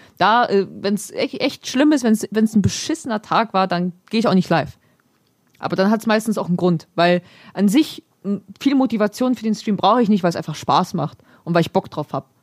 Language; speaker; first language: German; early bilingual, other home language; Polish